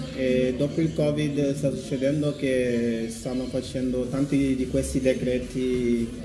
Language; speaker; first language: Italian; non-native, fluent; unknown